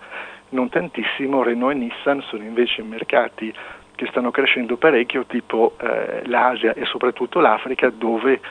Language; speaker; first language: Italian; native; Italian